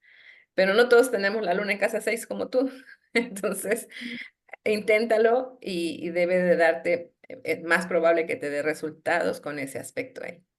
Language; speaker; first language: Spanish; native; Spanish